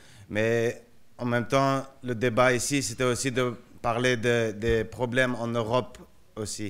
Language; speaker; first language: French; non-native, fluent; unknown